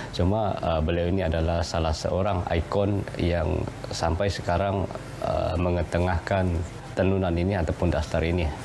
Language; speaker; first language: Malay; non-native, local second language; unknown